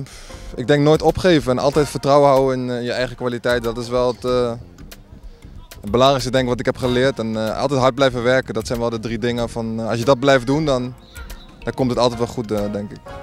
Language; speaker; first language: Dutch; native; Dutch